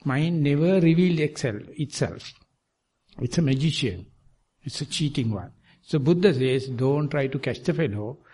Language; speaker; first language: English; non-native, local second language; Sinhala